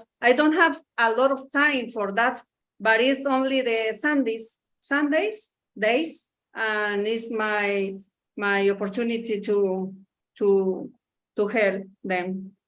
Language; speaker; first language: English; non-native, learner; Spanish